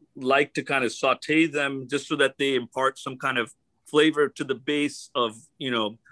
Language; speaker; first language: English; native; English